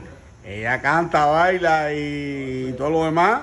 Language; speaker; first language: Spanish; native; Spanish